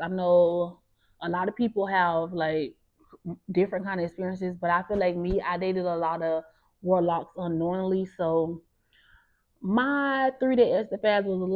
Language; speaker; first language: English; native; English